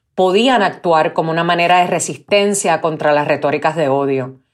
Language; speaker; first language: Spanish; native; Spanish